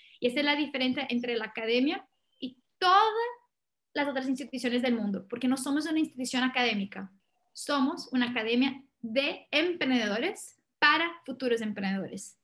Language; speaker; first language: Spanish; non-native, fluent; Portuguese